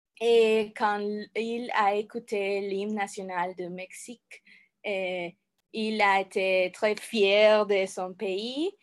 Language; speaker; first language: French; non-native, learner; Spanish